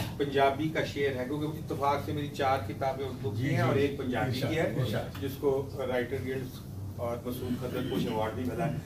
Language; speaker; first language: Urdu; non-native, local second language; Punjabi